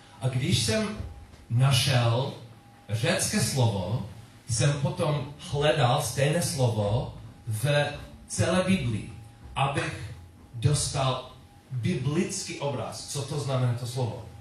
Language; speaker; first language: Czech; non-native, learner; English